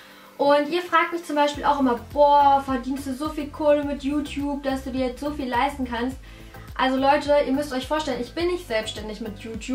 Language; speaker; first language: German; native; German